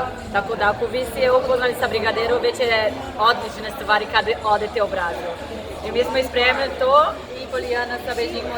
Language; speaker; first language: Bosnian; non-native, learner; Portuguese